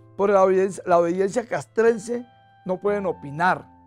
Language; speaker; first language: Spanish; native; Spanish